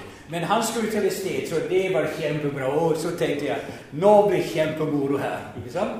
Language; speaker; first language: Norwegian; non-native, fluent; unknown